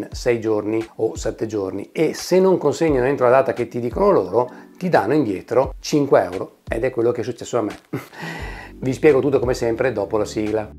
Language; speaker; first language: Italian; native; Italian